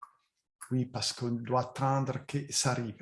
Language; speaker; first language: French; non-native, fluent; Italian